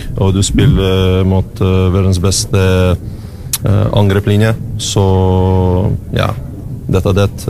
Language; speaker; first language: Norwegian; non-native, learner; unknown